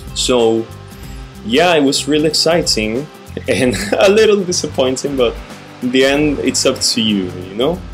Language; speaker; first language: English; non-native, fluent; Spanish